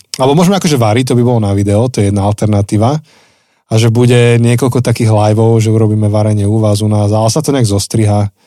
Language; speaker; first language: Slovak; native; Slovak